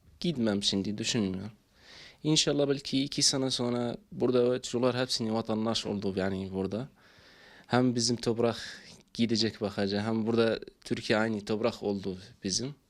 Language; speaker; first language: Turkish; non-native, learner; Arabic